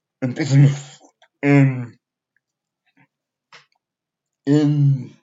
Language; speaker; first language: Swedish; non-native, learner; Spanish